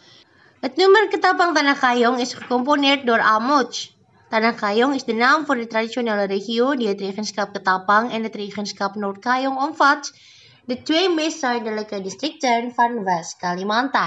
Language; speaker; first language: Dutch; non-native, fluent; Indonesian